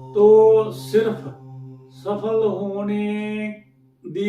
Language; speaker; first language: Hindi; non-native, local second language; Punjabi